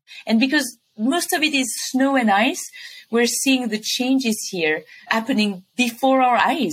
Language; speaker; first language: English; non-native, fluent; French